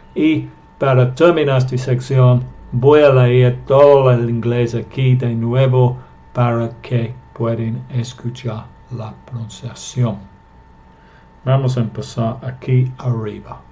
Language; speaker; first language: Spanish; non-native, fluent; English